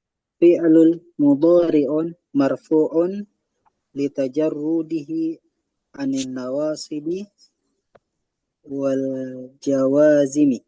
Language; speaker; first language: Arabic; non-native, learner; Indonesian